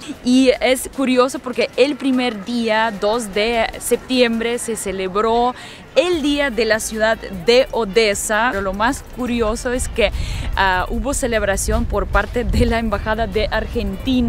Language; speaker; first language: Spanish; early bilingual, heritage; Russian